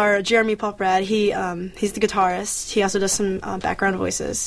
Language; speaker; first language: English; early bilingual, other home language; Chinese